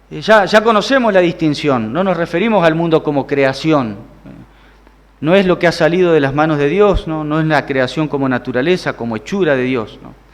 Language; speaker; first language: Spanish; native; Spanish